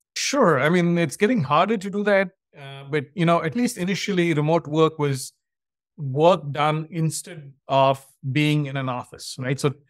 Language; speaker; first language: English; non-native, local second language; Tamil